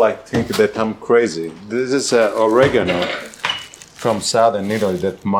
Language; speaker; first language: English; non-native, learner; Italian